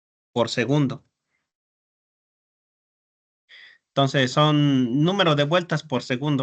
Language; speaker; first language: Spanish; native; Spanish